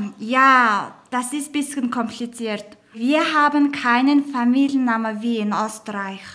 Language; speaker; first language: German; non-native, learner; Mongolian